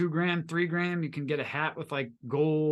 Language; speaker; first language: English; native; English